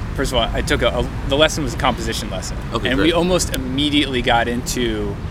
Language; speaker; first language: English; native; English